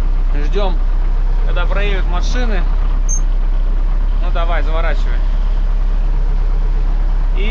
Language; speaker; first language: Russian; native; Russian